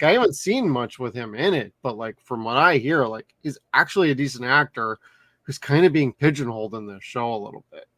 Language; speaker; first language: English; native; English